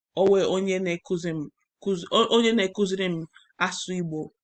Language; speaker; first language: Igbo; non-native, learner; English